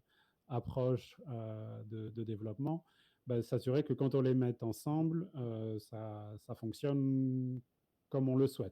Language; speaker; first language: French; native; French